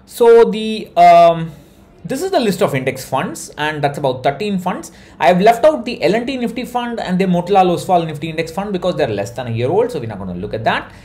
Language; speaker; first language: English; non-native, local second language; Tamil